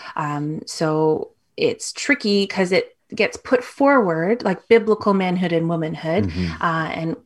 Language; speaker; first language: English; native; English